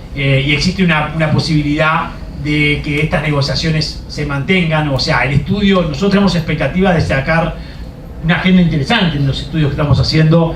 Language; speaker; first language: Spanish; native; Spanish